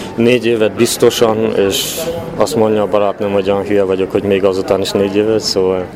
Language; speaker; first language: Hungarian; early bilingual, heritage; Hungarian